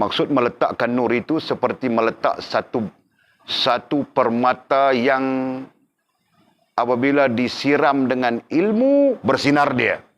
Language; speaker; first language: Malay; native; Malay